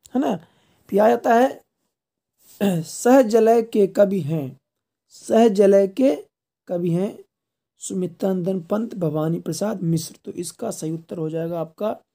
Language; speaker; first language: Hindi; native; Hindi